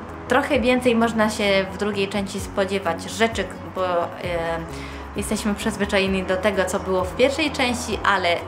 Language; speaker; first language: Polish; early bilingual, heritage; Polish